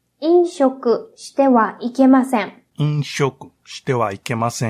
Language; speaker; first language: Japanese; non-native, learner; Portuguese